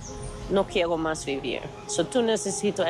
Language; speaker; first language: Spanish; non-native, learner; Dutch